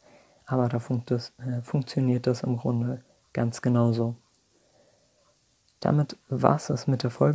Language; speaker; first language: German; native; German